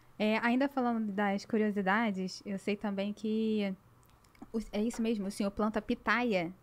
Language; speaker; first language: Portuguese; native; Portuguese